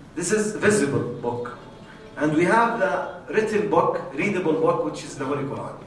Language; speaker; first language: English; non-native, fluent; Arabic